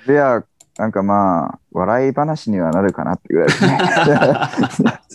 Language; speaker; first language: Japanese; native; Japanese